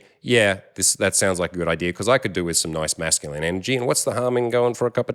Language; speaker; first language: English; native; English